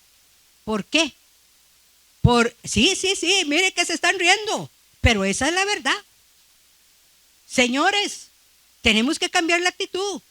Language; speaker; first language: Spanish; native; Spanish